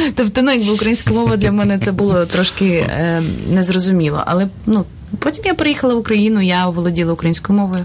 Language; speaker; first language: Ukrainian; non-native, local second language; Russian